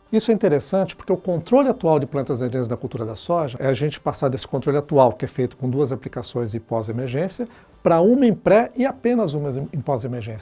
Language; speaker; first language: Portuguese; native; Portuguese